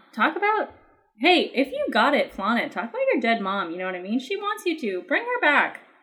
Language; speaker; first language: English; early bilingual, other home language; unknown